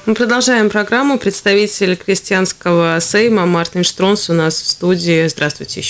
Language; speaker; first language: Russian; native; Russian